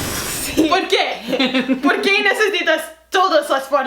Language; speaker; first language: Spanish; non-native, learner; English